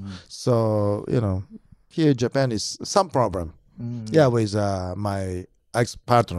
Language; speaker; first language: English; non-native, learner; Japanese